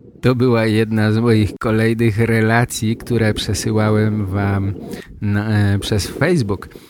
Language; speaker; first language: Polish; native; Polish